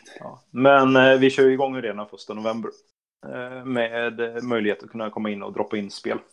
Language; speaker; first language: Swedish; native; Swedish